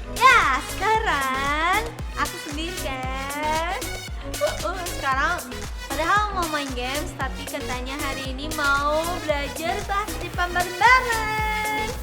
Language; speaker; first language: Indonesian; non-native, fluent; Japanese